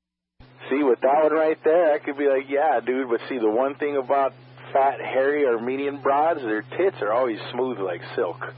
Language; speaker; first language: English; native; English